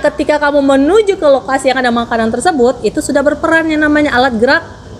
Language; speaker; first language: Indonesian; native; Indonesian